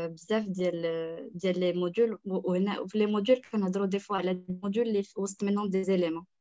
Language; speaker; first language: French; non-native, local second language; Arabic